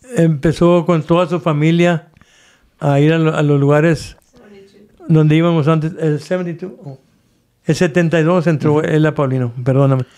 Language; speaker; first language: Spanish; native; Spanish